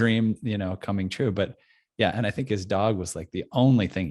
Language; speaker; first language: English; native; English